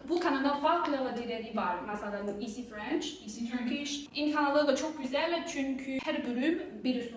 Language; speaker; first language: Turkish; non-native, learner; Chinese